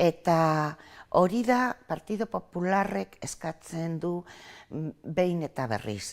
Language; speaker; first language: Basque; non-native, local second language; Spanish